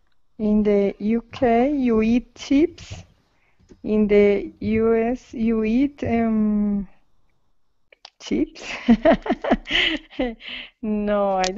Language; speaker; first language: English; non-native, learner; Spanish